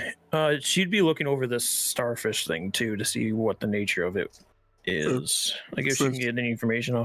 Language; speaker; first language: English; native; English